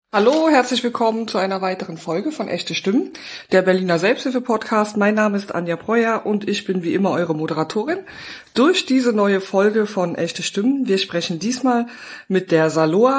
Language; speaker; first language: German; native; German